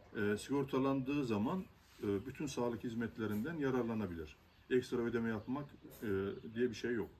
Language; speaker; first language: Turkish; native; Turkish